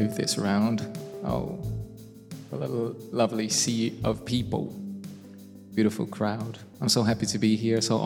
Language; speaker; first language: English; non-native, fluent; Portuguese